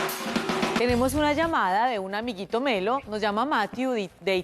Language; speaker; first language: Spanish; native; Spanish